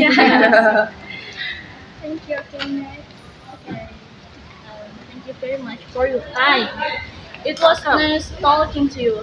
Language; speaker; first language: English; non-native, learner; Indonesian